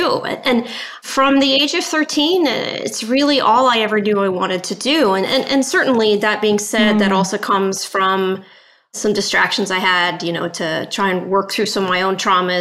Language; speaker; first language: English; native; English